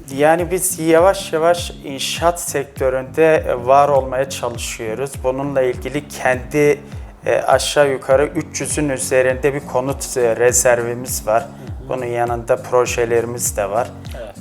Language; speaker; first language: Turkish; native; Turkish